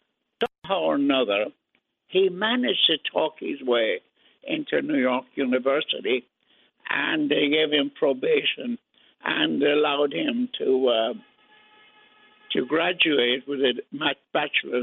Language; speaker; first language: English; native; English